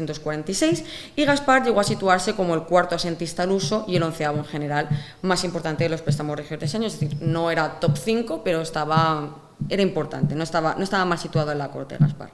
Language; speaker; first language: Spanish; native; Spanish